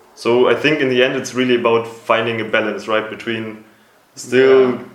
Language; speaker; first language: English; non-native, fluent; German